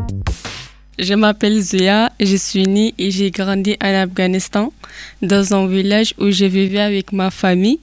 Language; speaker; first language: French; non-native, learner; Persian